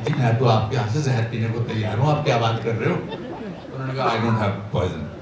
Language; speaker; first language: Hindi; native; Hindi